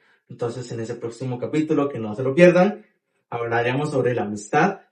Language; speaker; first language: Spanish; native; Spanish